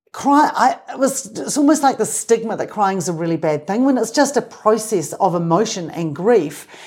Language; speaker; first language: English; native; English